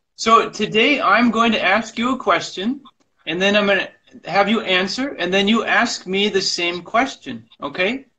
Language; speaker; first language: English; native; English